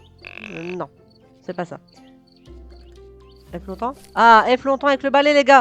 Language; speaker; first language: French; native; French